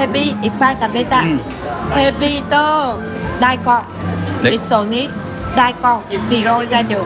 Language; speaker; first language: Japanese; non-native, learner; Vietnamese